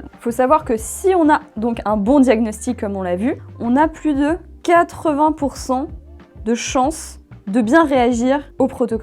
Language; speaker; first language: French; native; French